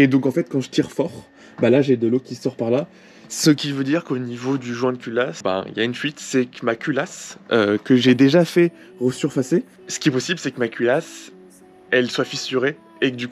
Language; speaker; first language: French; native; French